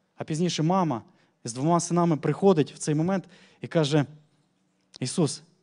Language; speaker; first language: Ukrainian; native; Ukrainian